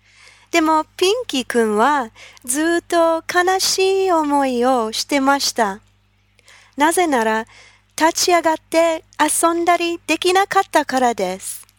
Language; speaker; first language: Japanese; non-native, fluent; English